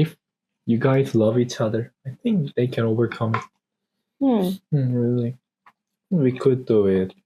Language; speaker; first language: English; non-native, learner; Korean